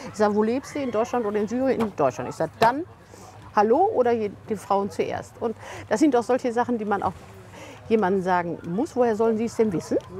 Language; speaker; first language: German; native; German